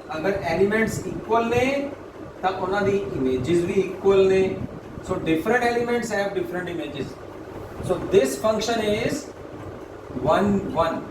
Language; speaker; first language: Hindi; non-native, local second language; Punjabi